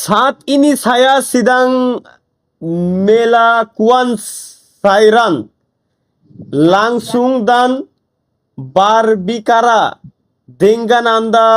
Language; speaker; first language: Indonesian; non-native, learner; Bangla